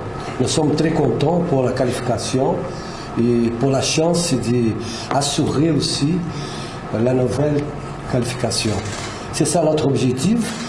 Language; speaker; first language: French; non-native, fluent; Portuguese